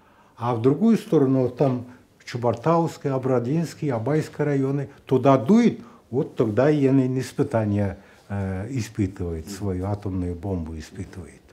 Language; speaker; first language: Russian; native; Russian